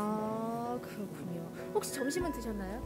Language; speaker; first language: Korean; native; Korean